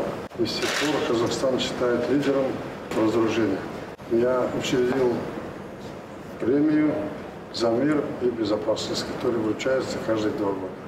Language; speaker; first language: Russian; non-native, local second language; Kazakh